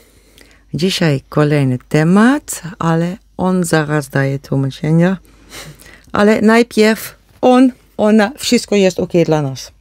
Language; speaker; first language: Polish; non-native, learner; Dutch